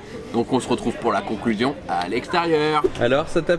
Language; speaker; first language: French; native; French